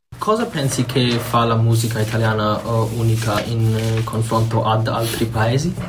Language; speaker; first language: Italian; non-native, learner; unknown